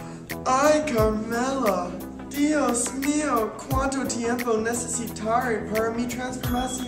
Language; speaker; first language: Spanish; non-native, learner; English